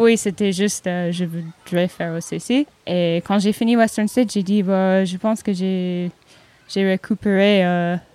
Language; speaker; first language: French; non-native, learner; English